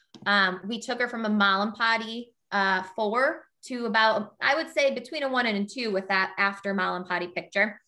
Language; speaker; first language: English; native; English